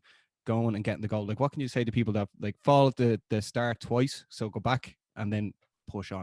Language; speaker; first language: English; native; English